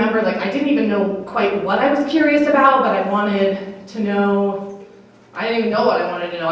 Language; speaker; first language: English; native; English